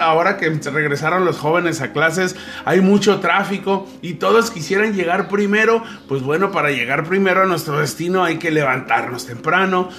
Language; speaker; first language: Spanish; native; Spanish